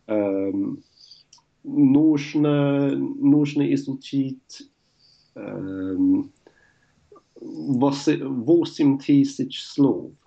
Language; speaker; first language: Russian; non-native, learner; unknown